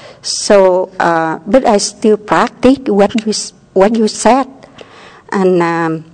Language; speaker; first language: English; non-native, learner; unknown